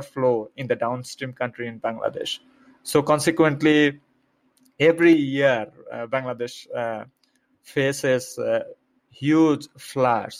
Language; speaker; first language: English; non-native, local second language; Bangla